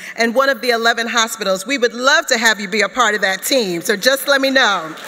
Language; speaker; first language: English; native; English